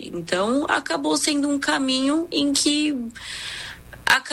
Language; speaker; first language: Portuguese; early bilingual, other home language; Korean